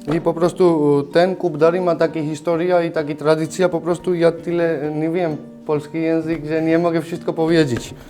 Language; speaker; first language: Polish; non-native, fluent; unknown